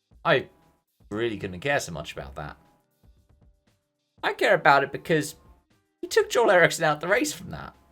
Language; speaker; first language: English; native; English